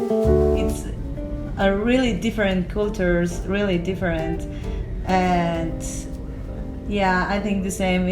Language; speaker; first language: English; non-native, learner; Spanish